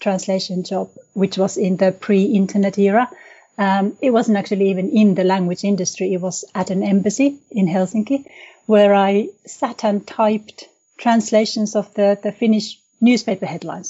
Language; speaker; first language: English; non-native, fluent; Finnish